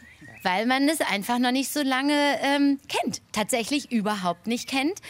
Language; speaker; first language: German; native; German